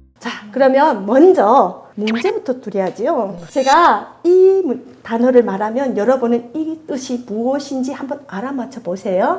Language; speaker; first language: Korean; native; Korean